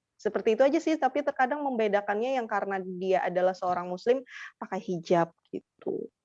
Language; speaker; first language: Indonesian; native; Indonesian